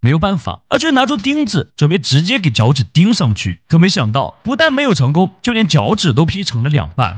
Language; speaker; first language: Chinese; native; Chinese